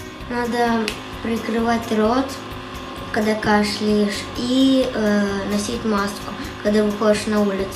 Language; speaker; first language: Russian; early bilingual, other home language; Kyrgyz